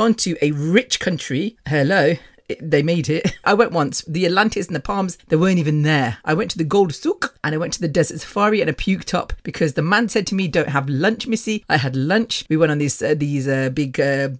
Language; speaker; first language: English; early bilingual, other home language; Punjabi